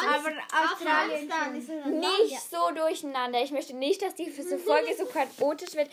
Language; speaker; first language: German; native; German